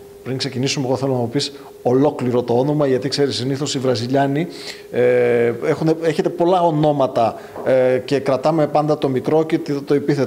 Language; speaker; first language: Greek; native; Greek